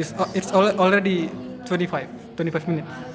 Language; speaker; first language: English; non-native, learner; Indonesian